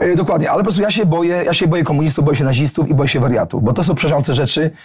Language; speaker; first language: Polish; native; Polish